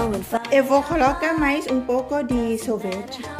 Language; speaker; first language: Portuguese; non-native, learner; Thai